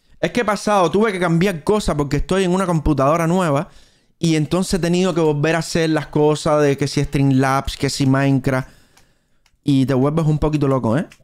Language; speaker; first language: Spanish; native; Spanish